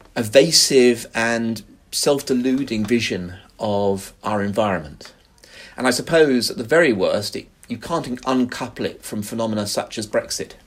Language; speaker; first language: English; native; English